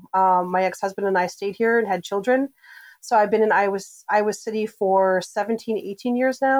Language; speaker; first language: English; native; English